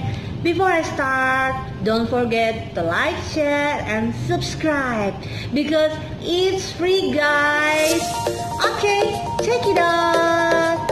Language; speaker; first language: English; non-native, learner; Indonesian